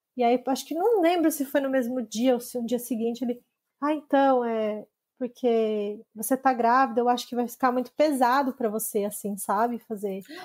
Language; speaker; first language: Portuguese; native; Portuguese